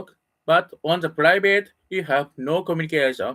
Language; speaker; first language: English; non-native, learner; Japanese